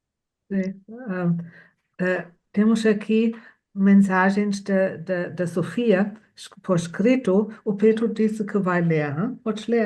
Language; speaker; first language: Portuguese; non-native, fluent; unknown